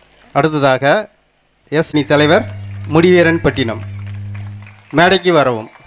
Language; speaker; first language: Tamil; native; Tamil